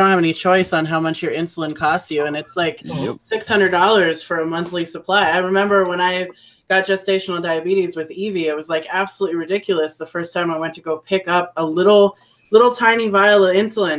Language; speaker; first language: English; native; English